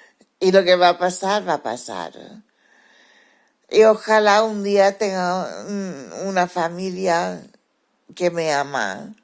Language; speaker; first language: Spanish; early bilingual, heritage; Spanish